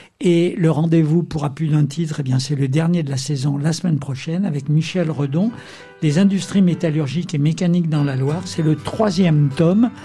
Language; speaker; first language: French; native; French